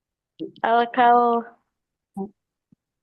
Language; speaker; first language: Arabic; non-native, learner; Indonesian